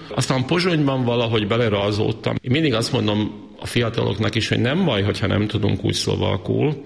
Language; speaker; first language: Hungarian; native; Hungarian